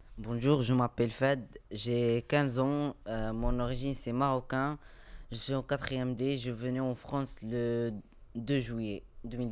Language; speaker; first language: French; non-native, learner; Arabic